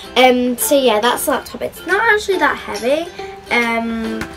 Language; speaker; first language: English; native; English